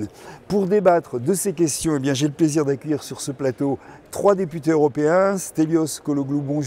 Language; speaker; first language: French; native; French